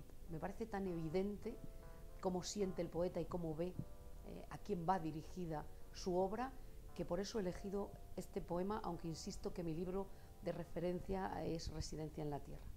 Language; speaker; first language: Spanish; native; Spanish